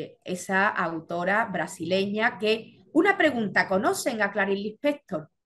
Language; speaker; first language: Spanish; native; Spanish